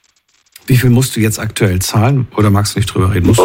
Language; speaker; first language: German; native; German